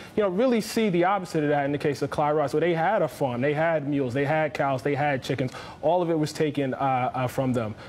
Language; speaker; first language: English; native; English